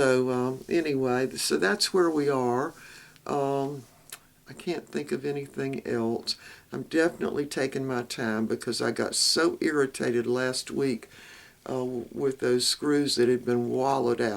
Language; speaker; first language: English; native; English